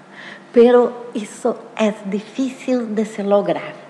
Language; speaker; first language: Spanish; non-native, fluent; Portuguese